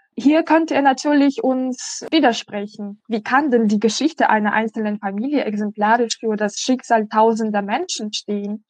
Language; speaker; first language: German; non-native, fluent; Russian